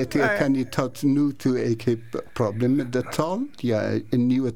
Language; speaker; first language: Dutch; non-native, learner; Persian